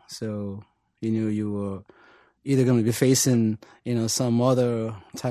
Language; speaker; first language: English; non-native, local second language; Yoruba